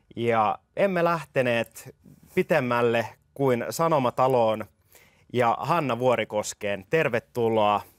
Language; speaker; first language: Finnish; native; Finnish